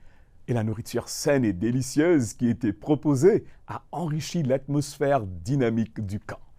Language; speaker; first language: French; native; French